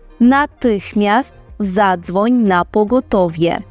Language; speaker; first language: Polish; non-native, fluent; Ukrainian